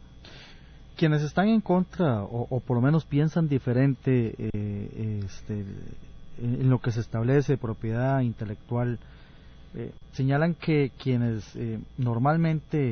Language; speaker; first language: Spanish; native; Spanish